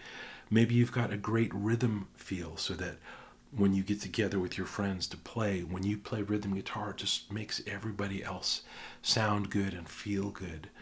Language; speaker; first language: English; native; English